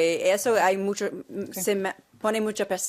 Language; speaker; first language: Spanish; non-native, fluent; English